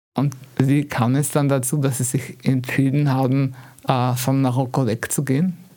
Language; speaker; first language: German; native; German